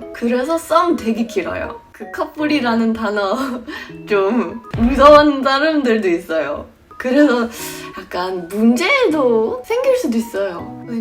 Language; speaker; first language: Korean; non-native, fluent; English